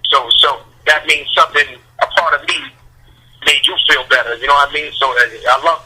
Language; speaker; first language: English; native; English